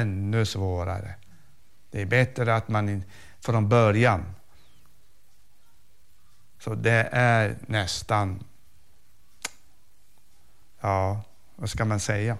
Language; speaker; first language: Swedish; non-native, fluent; Arabic